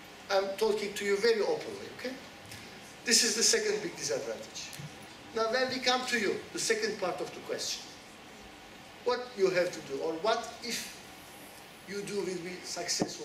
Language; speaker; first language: English; non-native, fluent; Turkish